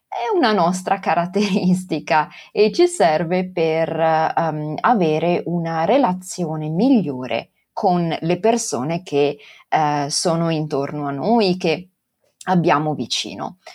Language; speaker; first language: Italian; non-native, local second language; Venetian